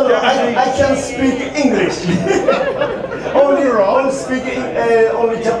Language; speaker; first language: English; non-native, learner; Japanese